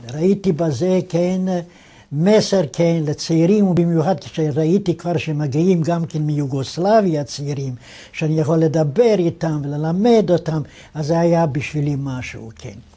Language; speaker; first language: Hebrew; non-native, fluent; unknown